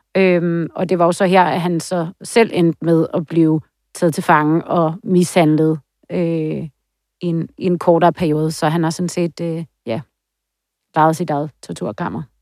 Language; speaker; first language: Danish; native; Danish